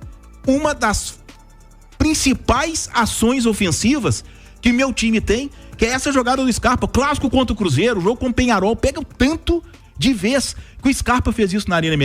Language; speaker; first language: Portuguese; native; Portuguese